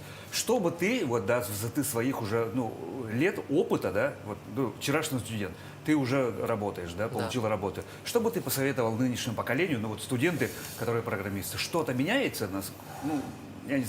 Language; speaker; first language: Russian; native; Russian